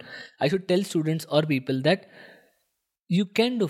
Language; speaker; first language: English; non-native, local second language; Marathi